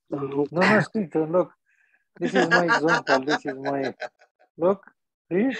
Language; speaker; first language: English; non-native, learner; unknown